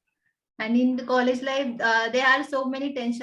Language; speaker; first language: English; non-native, learner; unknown